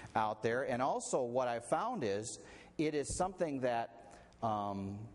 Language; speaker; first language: English; native; English